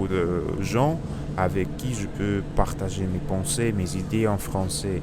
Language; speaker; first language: French; non-native, learner; Russian